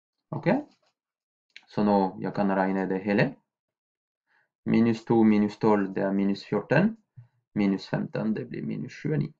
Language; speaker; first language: Norwegian; non-native, fluent; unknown